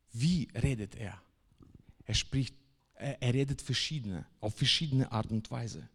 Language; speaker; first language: German; non-native, fluent; Russian